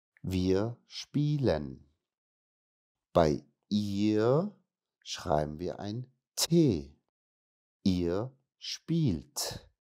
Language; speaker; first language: German; non-native, fluent; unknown